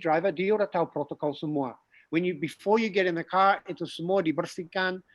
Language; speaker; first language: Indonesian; non-native, fluent; English